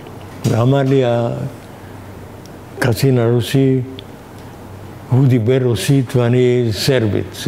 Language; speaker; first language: Hebrew; non-native, fluent; Hungarian